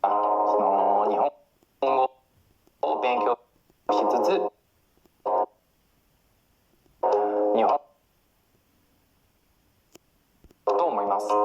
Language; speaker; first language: Japanese; non-native, learner; Chinese